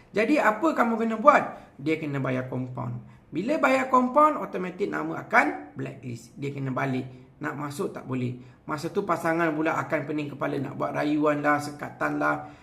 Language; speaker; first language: Malay; non-native, local second language; Tamil